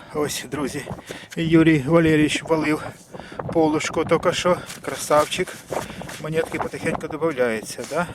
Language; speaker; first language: Ukrainian; non-native, local second language; Russian